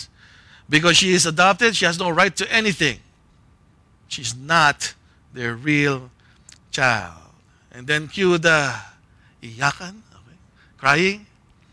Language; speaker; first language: English; non-native, local second language; Filipino